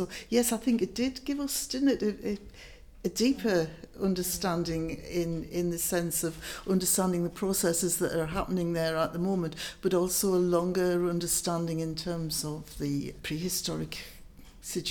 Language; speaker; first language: English; native; English